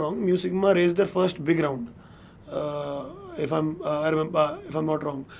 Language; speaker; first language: English; non-native, local second language; Hindi